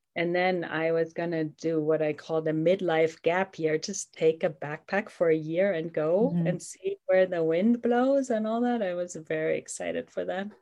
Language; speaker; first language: English; non-native, fluent; German